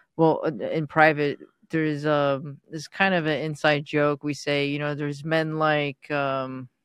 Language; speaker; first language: English; non-native, fluent; Persian